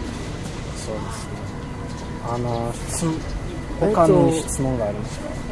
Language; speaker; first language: Japanese; non-native, learner; English